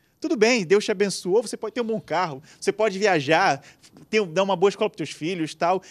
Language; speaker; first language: Portuguese; native; Portuguese